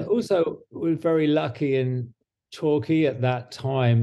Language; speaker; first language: English; native; English